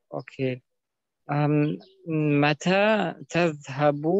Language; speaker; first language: Arabic; non-native, learner; German